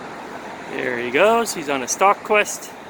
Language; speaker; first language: English; native; English